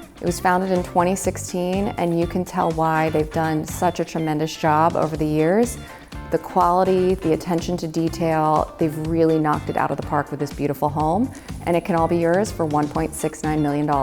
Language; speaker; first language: English; native; English